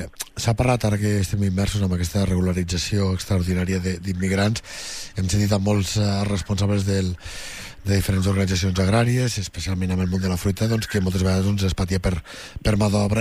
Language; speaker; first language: Catalan; native; Catalan